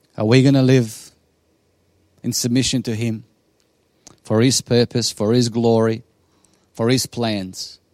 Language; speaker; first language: English; non-native, fluent; Bosnian